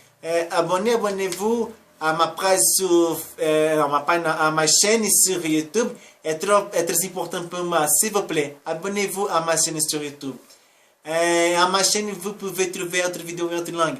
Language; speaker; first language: French; non-native, learner; Spanish